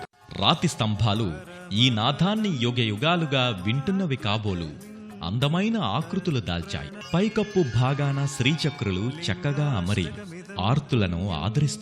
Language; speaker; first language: Telugu; native; Telugu